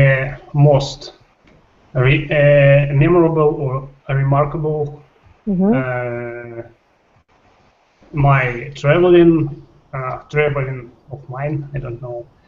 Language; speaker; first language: English; non-native, learner; Russian